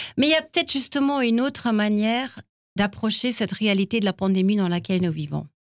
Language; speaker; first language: French; non-native, fluent; German